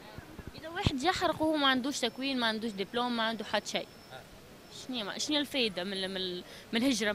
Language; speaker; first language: Arabic; native; Arabic